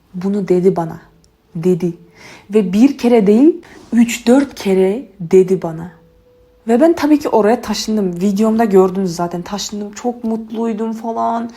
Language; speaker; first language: Turkish; native; Turkish